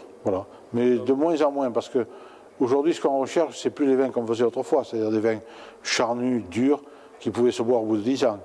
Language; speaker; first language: French; native; French